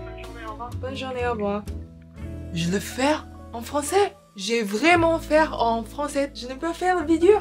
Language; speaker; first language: French; non-native, learner; English